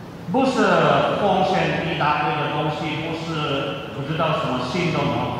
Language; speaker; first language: Chinese; non-native, fluent; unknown